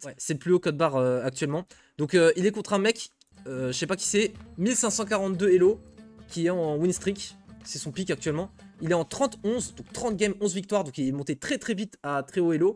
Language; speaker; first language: French; native; French